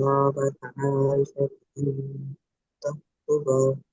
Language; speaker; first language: Arabic; non-native, learner; Bangla